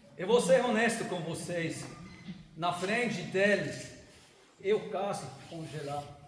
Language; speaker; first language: Portuguese; non-native, fluent; German